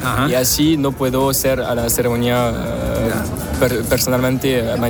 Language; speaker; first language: Spanish; non-native, learner; French